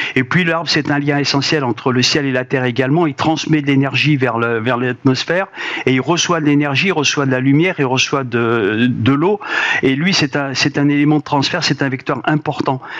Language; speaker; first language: French; native; French